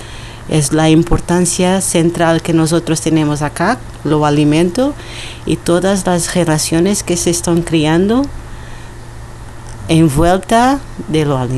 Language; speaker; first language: Spanish; non-native, learner; Portuguese